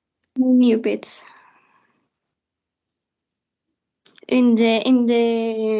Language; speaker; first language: English; non-native, learner; Spanish